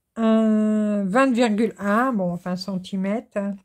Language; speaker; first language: French; native; French